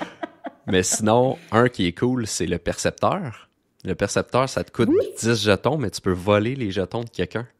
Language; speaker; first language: French; native; French